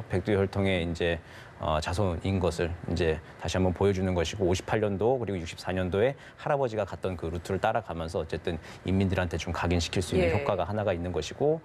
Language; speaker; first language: Korean; native; Korean